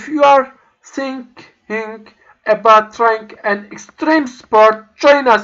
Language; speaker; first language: English; non-native, fluent; Turkish